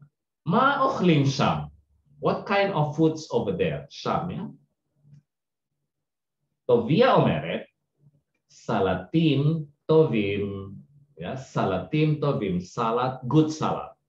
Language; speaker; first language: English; non-native, fluent; Indonesian